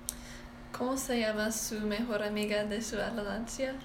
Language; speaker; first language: Spanish; non-native, learner; English